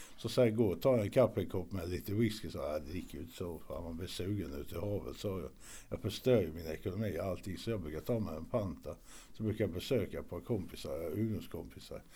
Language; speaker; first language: Swedish; early bilingual, other home language; Norwegian